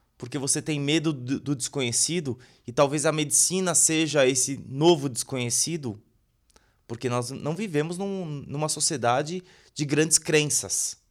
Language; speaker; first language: Portuguese; native; Portuguese